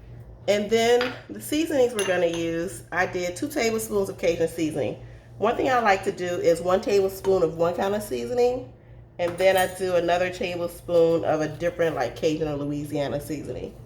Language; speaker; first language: English; native; English